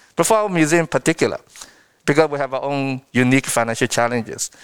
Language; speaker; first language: English; non-native, fluent; Chinese